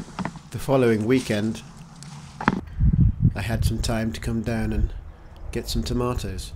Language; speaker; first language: English; native; English